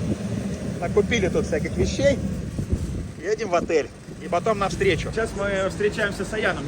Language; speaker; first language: Russian; native; Russian